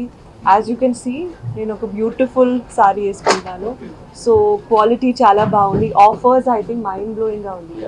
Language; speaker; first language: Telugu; non-native, learner; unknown